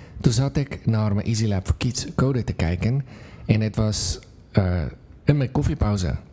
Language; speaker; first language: Dutch; non-native, fluent; Afrikaans